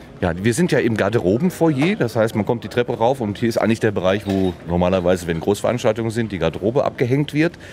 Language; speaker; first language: German; native; German